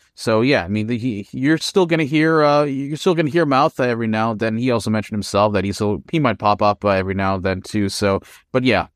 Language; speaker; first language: English; non-native, local second language; Filipino